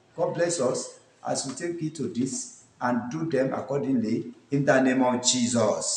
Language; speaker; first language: English; non-native, local second language; Yoruba